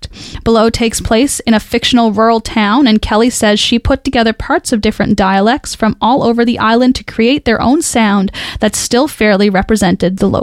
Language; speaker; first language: English; native; English